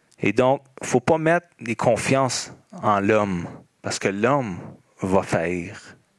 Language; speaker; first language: French; native; French